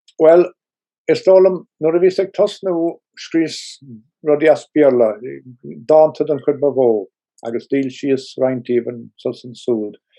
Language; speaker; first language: Irish; non-native, local second language; English